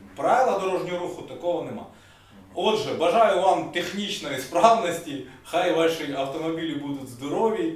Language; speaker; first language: Ukrainian; non-native, local second language; Russian